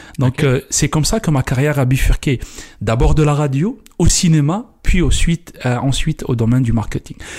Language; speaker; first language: French; non-native, local second language; Kabyle